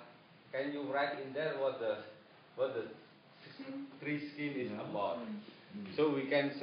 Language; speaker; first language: English; non-native, learner; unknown